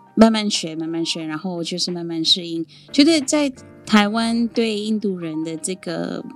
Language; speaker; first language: Chinese; non-native, fluent; Sindhi